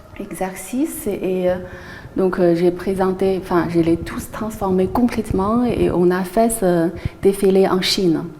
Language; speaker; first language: French; non-native, fluent; Chinese